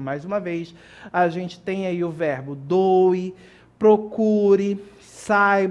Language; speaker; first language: Portuguese; native; Portuguese